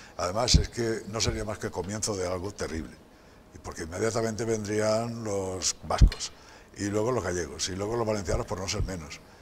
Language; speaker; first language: Spanish; native; Spanish